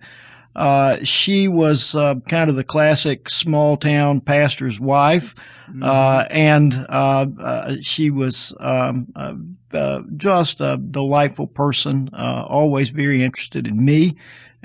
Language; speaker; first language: English; native; English